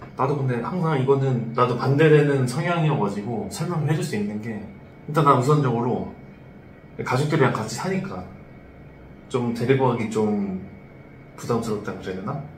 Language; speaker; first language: Korean; native; Korean